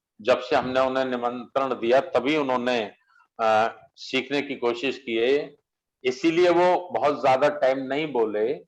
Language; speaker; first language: Hindi; native; Hindi